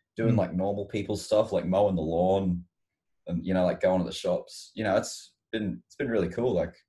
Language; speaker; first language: English; native; English